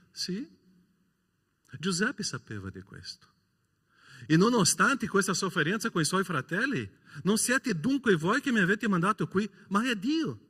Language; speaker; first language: Italian; non-native, fluent; Portuguese